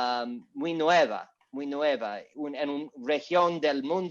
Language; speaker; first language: Spanish; non-native, learner; English